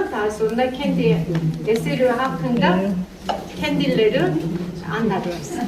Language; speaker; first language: Turkish; non-native, learner; Korean